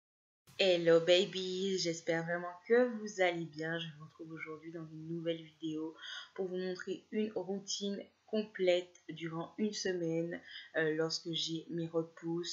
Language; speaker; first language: French; native; French